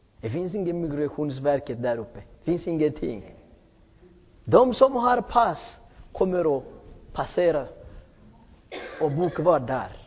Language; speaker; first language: Swedish; non-native, fluent; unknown